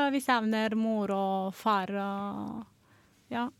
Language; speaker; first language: Norwegian; non-native, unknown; Romanian